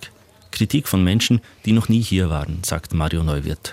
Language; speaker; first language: German; native; German